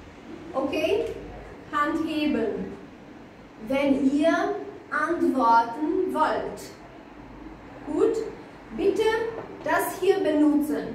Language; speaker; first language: German; non-native, fluent; Albanian